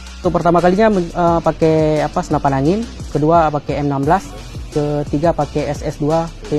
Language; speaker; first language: Indonesian; non-native, local second language; Achinese